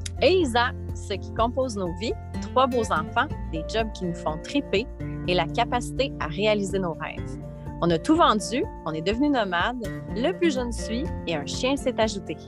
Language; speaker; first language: French; native; French